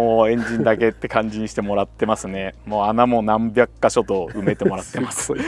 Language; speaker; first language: Japanese; native; Japanese